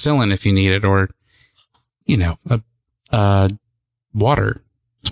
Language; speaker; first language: English; native; English